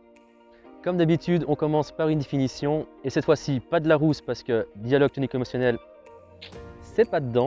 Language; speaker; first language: French; native; French